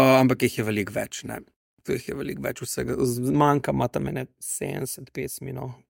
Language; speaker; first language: Slovenian; native; Slovenian